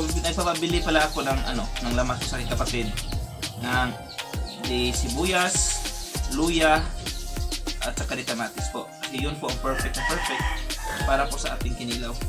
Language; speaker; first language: Filipino; non-native, local second language; Cebuano